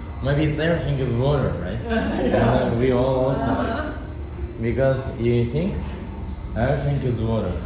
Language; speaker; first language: English; non-native, fluent; Russian